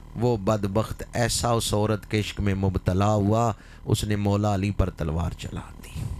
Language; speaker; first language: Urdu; non-native, local second language; Punjabi